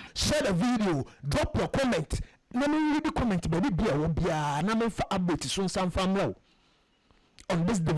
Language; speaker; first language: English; non-native, local second language; Akan